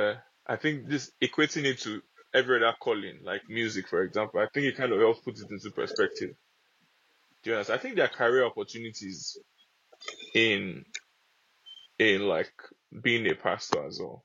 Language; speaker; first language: English; non-native, local second language; Yoruba